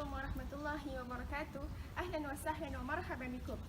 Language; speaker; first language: Arabic; non-native, learner; Malay